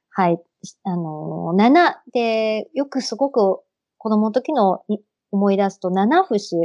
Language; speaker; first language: Japanese; native; Japanese